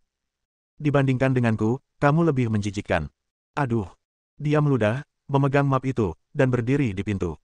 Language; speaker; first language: Indonesian; native; Indonesian